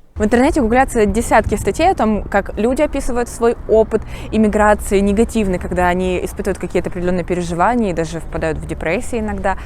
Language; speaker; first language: Russian; native; Russian